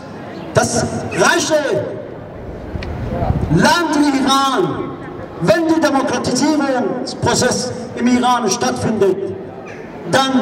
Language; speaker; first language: German; non-native, fluent; Persian